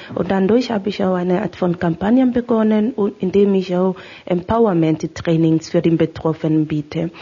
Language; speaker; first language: German; non-native, fluent; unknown